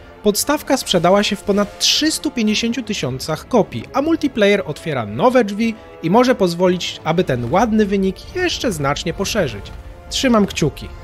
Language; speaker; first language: Polish; native; Polish